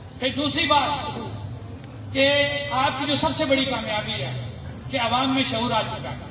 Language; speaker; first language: Urdu; non-native, local second language; Pahari-Potwari